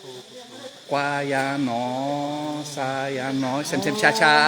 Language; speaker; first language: Thai; non-native, learner; French